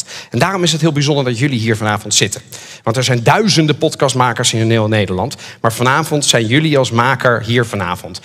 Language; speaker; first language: Dutch; native; Dutch